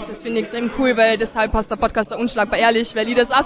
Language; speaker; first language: German; native; German